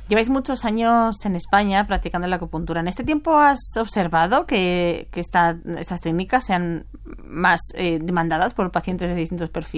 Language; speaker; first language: Spanish; native; Spanish